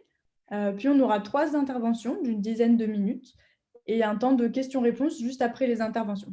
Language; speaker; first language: French; native; French